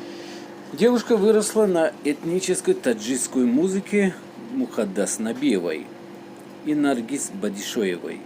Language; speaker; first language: Russian; non-native, local second language; Tajik